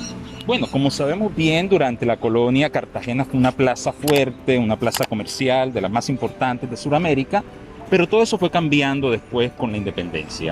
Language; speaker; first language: Spanish; native; Spanish